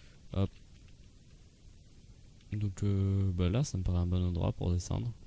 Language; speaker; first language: French; native; French